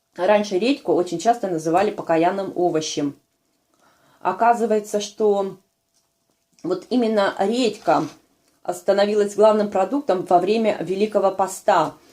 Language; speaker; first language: Russian; native; Russian